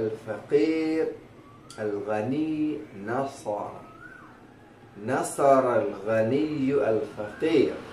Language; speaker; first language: Arabic; non-native, fluent; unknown